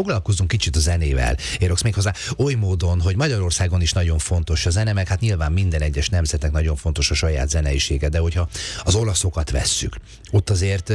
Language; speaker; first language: Hungarian; native; Hungarian